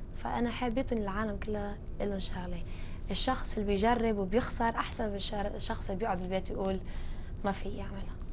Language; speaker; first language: Arabic; early bilingual, other home language; English